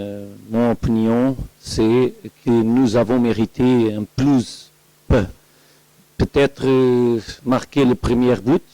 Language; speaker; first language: French; non-native, learner; Portuguese